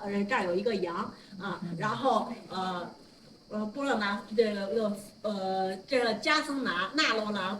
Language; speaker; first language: Chinese; native; Chinese